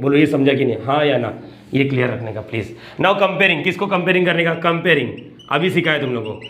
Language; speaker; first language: Hindi; non-native, local second language; Marathi